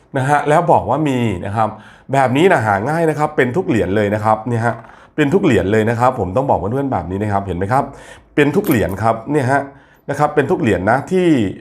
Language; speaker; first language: Thai; native; Thai